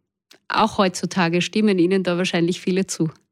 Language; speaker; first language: German; native; German